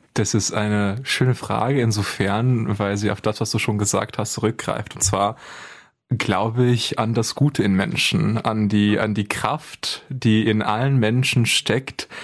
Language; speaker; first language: German; early bilingual, other home language; Bulgarian